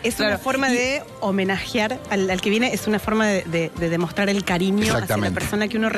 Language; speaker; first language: Spanish; native; Spanish